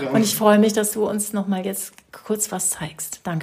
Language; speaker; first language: German; native; German